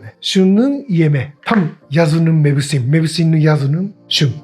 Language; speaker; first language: Turkish; non-native, learner; Japanese